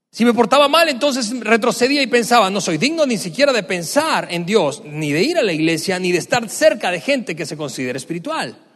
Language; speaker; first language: Spanish; native; Spanish